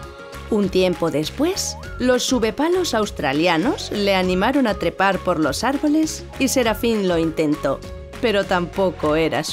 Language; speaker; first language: Spanish; native; Spanish